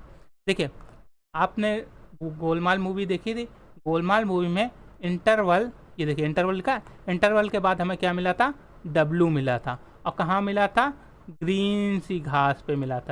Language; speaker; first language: Hindi; native; Hindi